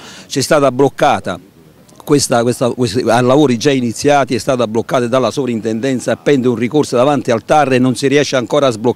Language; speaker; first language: Italian; native; Italian